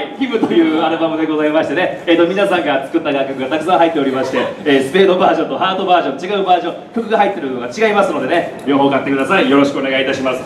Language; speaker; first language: Japanese; native; Japanese